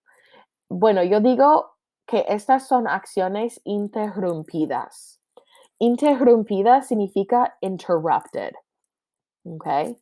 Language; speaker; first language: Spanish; non-native, fluent; English